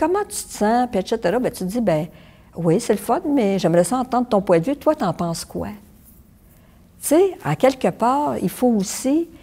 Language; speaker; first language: French; native; French